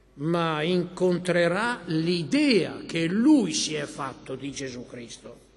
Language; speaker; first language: Italian; native; Italian